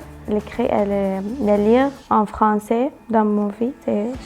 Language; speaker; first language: French; non-native, learner; Arabic